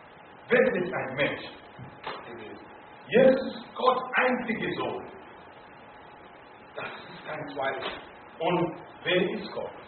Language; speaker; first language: German; non-native, fluent; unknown